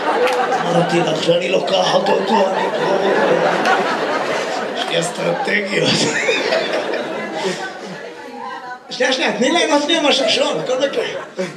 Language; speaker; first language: Hebrew; native; Hebrew